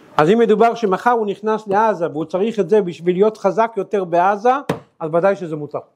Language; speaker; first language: Hebrew; native; Hebrew